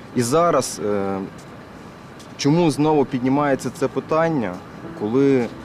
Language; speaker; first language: Ukrainian; non-native, local second language; Russian